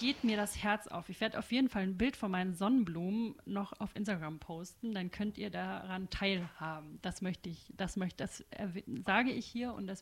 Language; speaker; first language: German; native; German